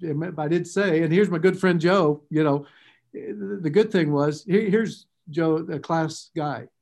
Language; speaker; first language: English; native; English